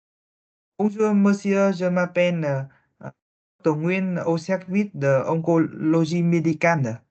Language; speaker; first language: French; non-native, learner; Vietnamese